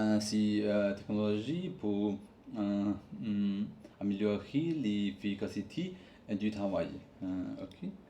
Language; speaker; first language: French; non-native, learner; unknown